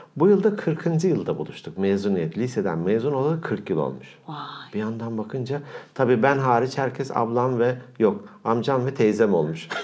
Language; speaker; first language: Turkish; native; Turkish